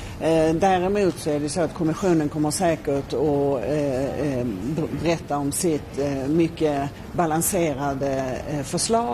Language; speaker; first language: Swedish; native; Swedish